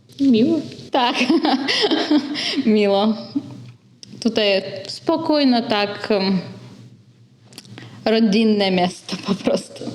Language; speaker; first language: Polish; non-native, learner; Ukrainian